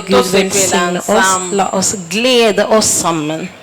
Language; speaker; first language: Swedish; non-native, fluent; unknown